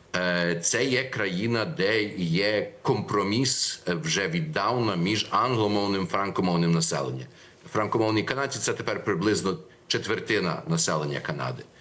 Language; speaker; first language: Ukrainian; early bilingual, heritage; Ukrainian